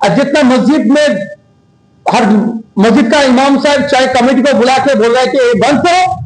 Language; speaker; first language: Hindi; non-native, local second language; Bangla